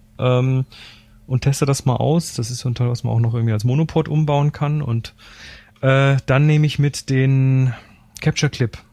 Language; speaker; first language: German; native; German